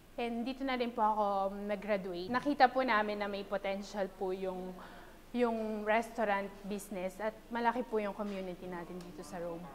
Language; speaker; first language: Filipino; native; Filipino